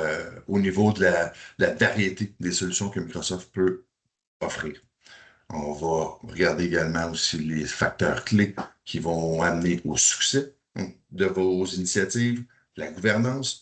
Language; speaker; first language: French; native; French